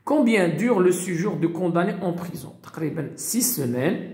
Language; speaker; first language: French; non-native, local second language; Arabic